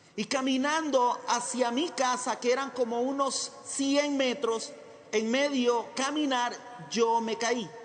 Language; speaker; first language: Spanish; native; Spanish